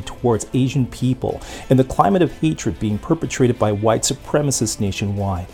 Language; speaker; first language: English; native; English